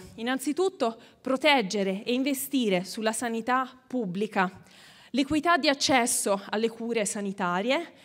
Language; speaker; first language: Italian; native; Italian